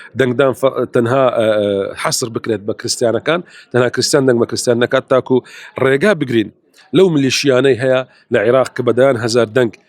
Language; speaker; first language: Central Kurdish; non-native, local second language; Assyrian Neo-Aramaic